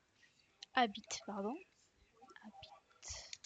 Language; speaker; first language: French; non-native, fluent; Spanish